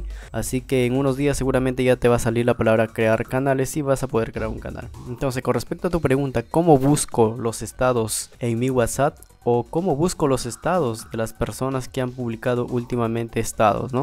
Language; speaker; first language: Spanish; native; Spanish